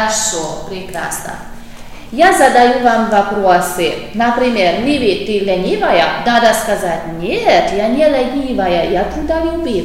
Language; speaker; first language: Russian; non-native, fluent; Hungarian